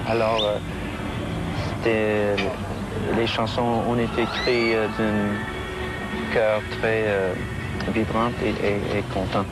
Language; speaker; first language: French; non-native, fluent; English